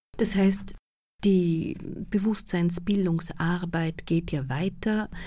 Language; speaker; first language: German; native; German